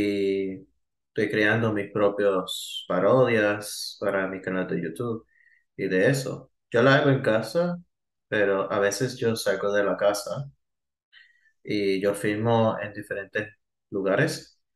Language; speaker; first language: Spanish; early bilingual, heritage; Spanish